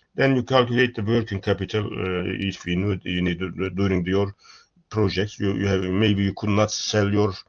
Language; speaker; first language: English; non-native, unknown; Turkish